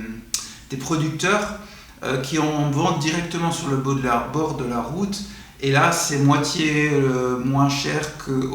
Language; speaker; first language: French; native; French